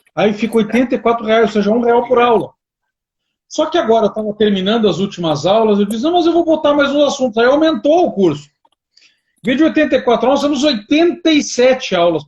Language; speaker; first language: Portuguese; native; Portuguese